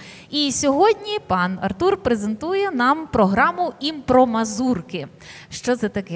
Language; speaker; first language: Ukrainian; native; Ukrainian